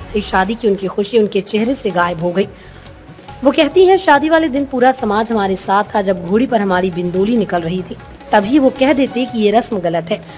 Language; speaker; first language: Hindi; native; Hindi